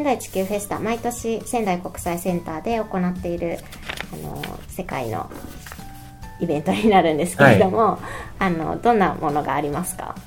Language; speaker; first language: Japanese; native; Japanese